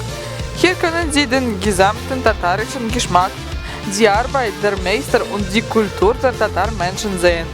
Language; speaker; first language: German; non-native, learner; Russian